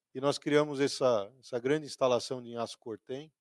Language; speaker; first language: Portuguese; native; Portuguese